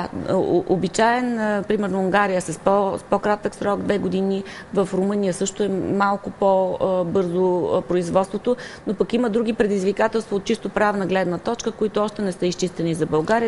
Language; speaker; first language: Bulgarian; native; Bulgarian